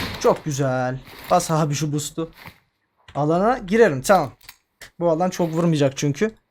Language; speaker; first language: Turkish; native; Turkish